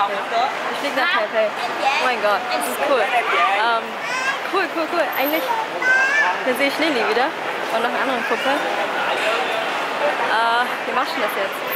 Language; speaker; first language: German; early bilingual, other home language; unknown